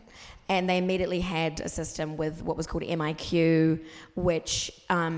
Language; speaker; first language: English; native; English